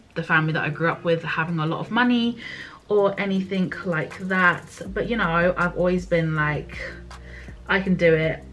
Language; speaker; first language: English; native; English